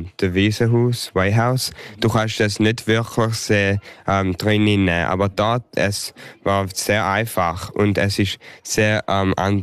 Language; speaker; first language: German; early bilingual, heritage; English